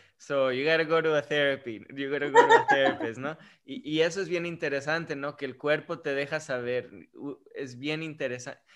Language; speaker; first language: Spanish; early bilingual, heritage; Spanish